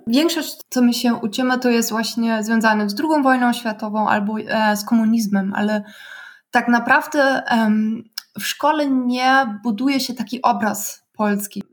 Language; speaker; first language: Polish; non-native, learner; German